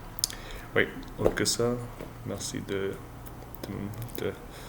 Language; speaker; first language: French; non-native, learner; English